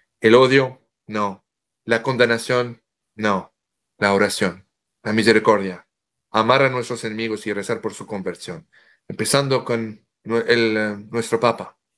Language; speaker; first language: Spanish; non-native, fluent; French